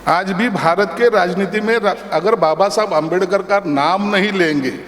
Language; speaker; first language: Hindi; non-native, local second language; Marathi